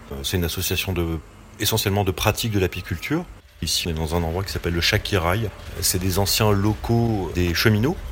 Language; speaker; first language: French; native; French